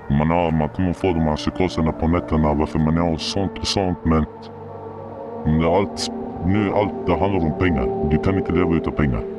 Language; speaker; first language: Swedish; early bilingual, other home language; Arabic